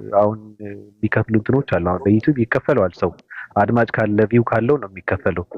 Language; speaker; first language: Amharic; native; Amharic